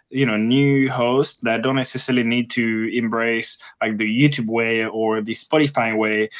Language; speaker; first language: English; non-native, fluent; French